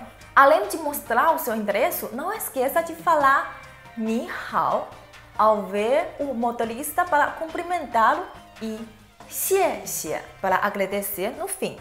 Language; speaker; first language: Portuguese; non-native, fluent; Chinese